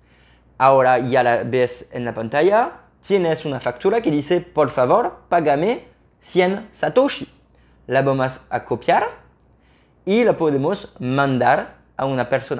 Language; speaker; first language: Spanish; non-native, fluent; French